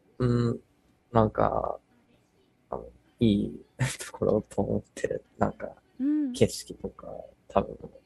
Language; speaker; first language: Japanese; early bilingual, heritage; English